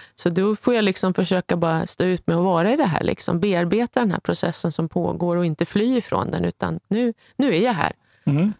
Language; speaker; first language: Swedish; native; Swedish